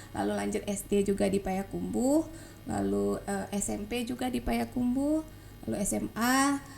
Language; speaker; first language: Indonesian; non-native, local second language; Minangkabau